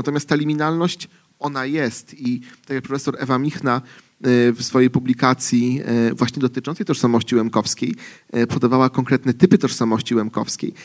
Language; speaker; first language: Polish; native; Polish